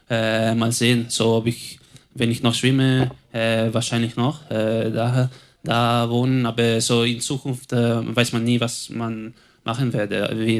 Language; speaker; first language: German; non-native, local second language; Italian